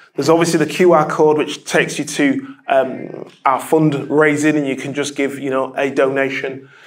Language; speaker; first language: English; native; English